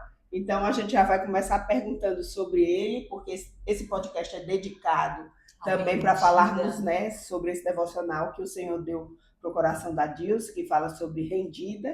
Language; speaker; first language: Portuguese; native; Portuguese